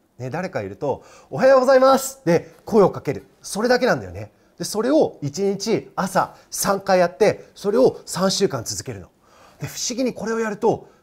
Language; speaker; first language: Japanese; non-native, fluent; English